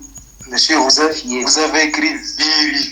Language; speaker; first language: French; non-native, local second language; Comorian